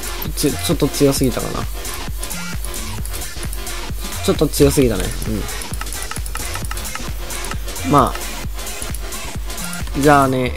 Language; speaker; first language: Japanese; native; Japanese